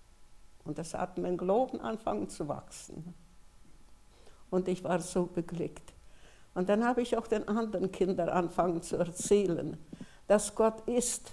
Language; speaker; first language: German; early bilingual, heritage; German